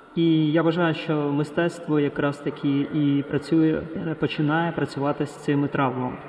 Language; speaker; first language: Ukrainian; native; Ukrainian